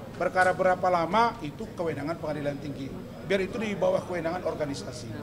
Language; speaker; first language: Indonesian; native; Indonesian